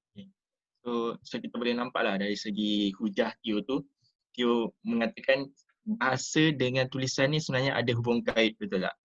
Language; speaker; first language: Malay; native; Malay